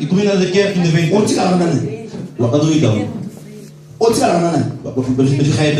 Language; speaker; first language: Dutch; non-native, learner; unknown